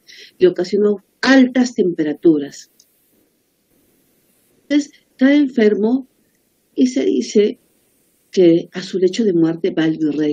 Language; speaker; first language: Spanish; native; Spanish